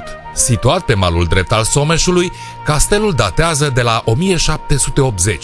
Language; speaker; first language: Romanian; native; Romanian